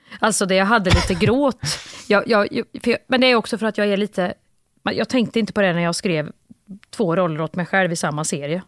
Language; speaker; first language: Swedish; native; Swedish